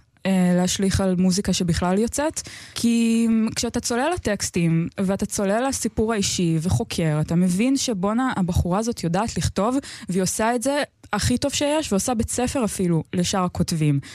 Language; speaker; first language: Hebrew; native; Hebrew